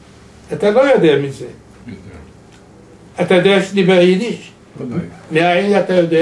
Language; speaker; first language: Hebrew; non-native, fluent; Yiddish